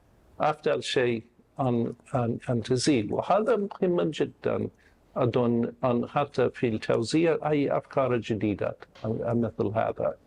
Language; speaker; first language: Arabic; non-native, fluent; English